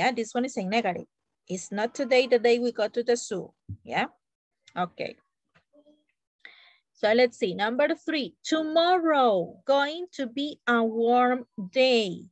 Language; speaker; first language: English; non-native, learner; Spanish